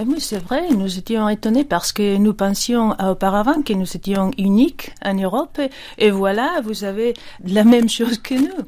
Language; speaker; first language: French; non-native, fluent; Spanish